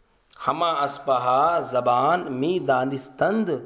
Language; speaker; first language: Persian; non-native, fluent; Urdu